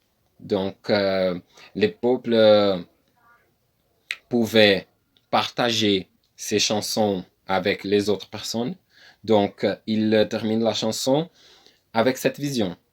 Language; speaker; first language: French; non-native, learner; Portuguese